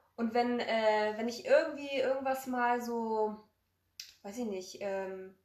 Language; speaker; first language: German; early bilingual, other home language; Polish